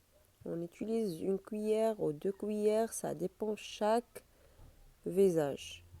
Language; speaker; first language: French; non-native, learner; Arabic